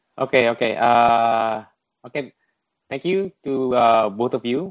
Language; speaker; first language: English; non-native, fluent; Indonesian